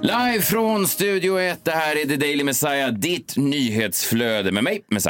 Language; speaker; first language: Swedish; native; Swedish